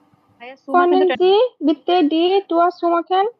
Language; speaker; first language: German; non-native, learner; Bangla